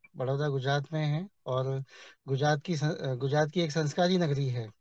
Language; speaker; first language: Hindi; native; Hindi